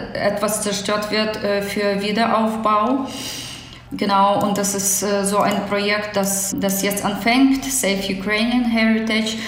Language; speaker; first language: German; non-native, fluent; Ukrainian